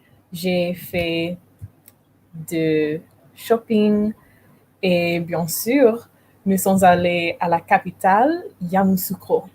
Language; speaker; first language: French; non-native, learner; English